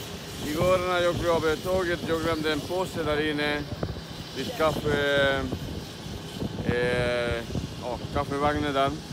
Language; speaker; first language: Swedish; non-native, learner; Spanish